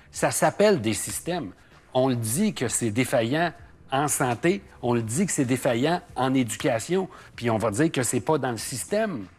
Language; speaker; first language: French; native; French